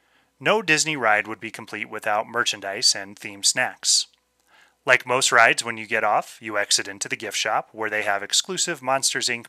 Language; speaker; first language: English; native; English